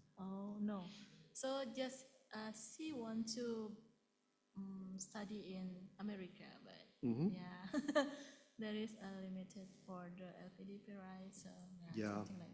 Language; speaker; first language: English; non-native, learner; Indonesian